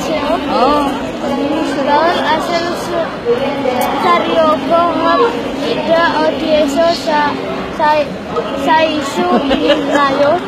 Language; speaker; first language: Korean; non-native, learner; Indonesian